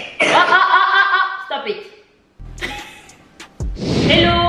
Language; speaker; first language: English; non-native, learner; French